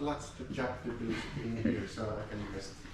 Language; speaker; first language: English; non-native, learner; Finnish